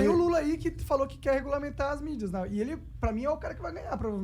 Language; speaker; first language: Portuguese; native; Portuguese